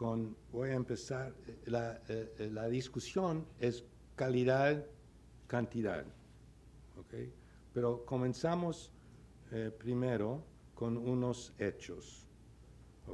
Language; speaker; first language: Spanish; non-native, fluent; English